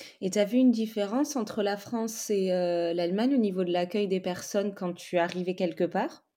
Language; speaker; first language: French; native; French